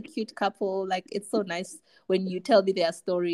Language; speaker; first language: English; non-native, local second language; Zulu